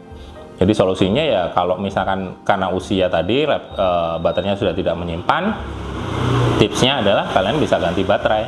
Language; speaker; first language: Indonesian; native; Indonesian